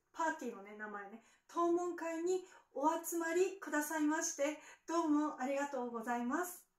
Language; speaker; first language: Japanese; native; Japanese